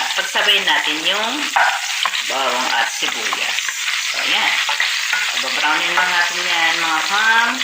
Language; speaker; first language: Filipino; non-native, local second language; Iloko